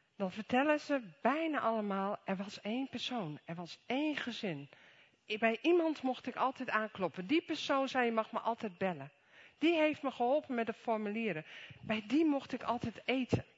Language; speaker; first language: Dutch; native; Dutch